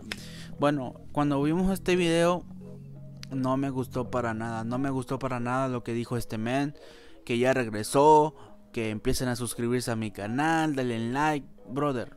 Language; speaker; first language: Spanish; native; Spanish